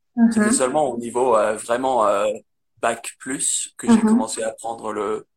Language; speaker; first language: French; non-native, fluent; English